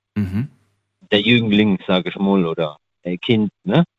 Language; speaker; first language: German; native; German